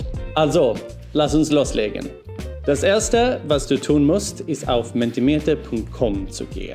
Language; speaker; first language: German; non-native, fluent; Swedish